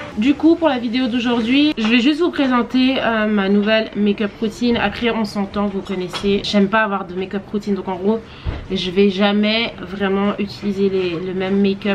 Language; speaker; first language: French; native; French